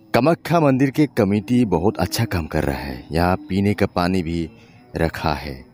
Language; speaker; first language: Hindi; non-native, local second language; Assamese